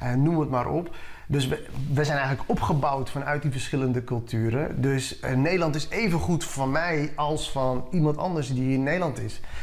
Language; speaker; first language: Dutch; early bilingual, other home language; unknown